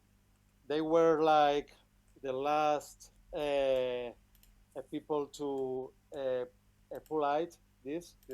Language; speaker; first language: English; non-native, fluent; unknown